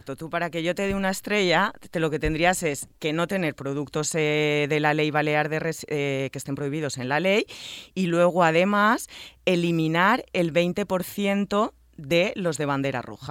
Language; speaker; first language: Spanish; native; Spanish